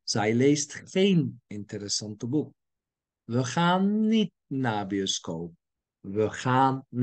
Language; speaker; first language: Dutch; non-native, fluent; Turkish